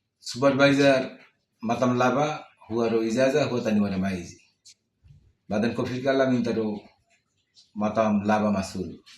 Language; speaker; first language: Arabic; non-native, learner; Bangla